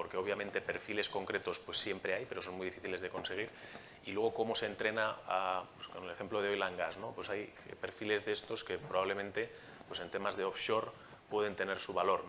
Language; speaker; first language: Spanish; native; Spanish